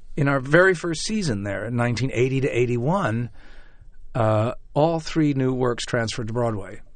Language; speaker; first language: English; native; English